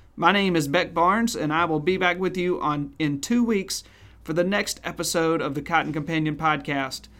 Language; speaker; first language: English; native; English